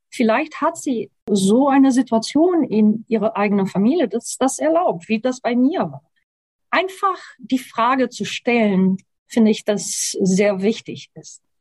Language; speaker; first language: German; non-native, fluent; Portuguese